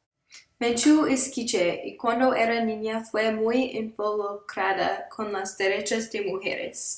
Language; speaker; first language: Spanish; non-native, learner; English